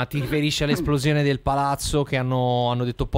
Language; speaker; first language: Italian; native; Italian